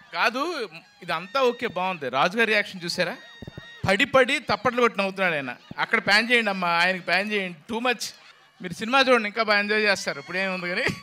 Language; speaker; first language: Telugu; native; Telugu